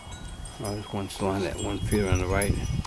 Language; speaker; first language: English; native; English